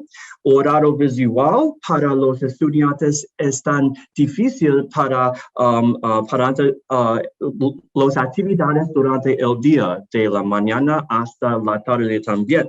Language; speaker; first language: Spanish; non-native, learner; English